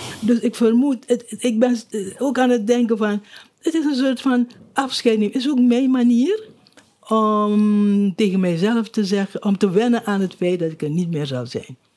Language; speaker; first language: Dutch; native; Dutch